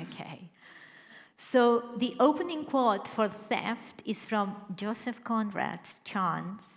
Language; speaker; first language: English; non-native, fluent; Catalan